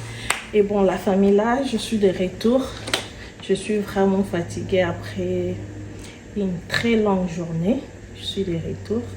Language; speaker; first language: French; non-native, local second language; Lingala